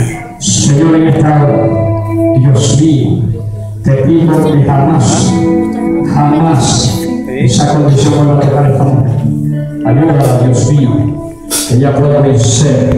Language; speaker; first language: Spanish; native; Spanish